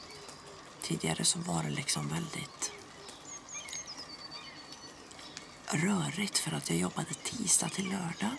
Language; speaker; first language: Swedish; native; Swedish